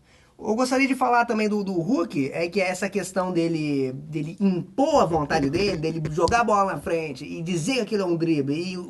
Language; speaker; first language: Portuguese; native; Portuguese